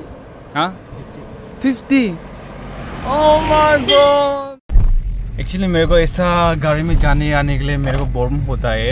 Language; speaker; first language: Hindi; non-native, local second language; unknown